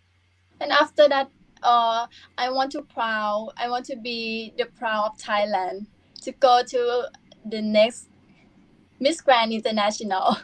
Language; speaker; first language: English; non-native, learner; Thai